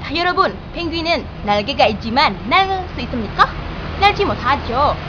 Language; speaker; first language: Korean; non-native, learner; Indonesian